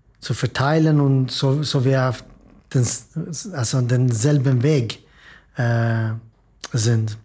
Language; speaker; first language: German; non-native, fluent; Swedish